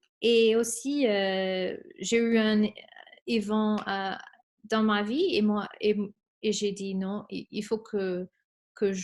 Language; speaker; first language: French; non-native, fluent; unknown